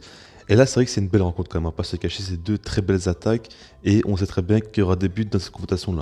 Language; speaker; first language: French; native; French